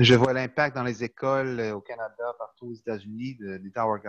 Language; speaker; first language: French; native; French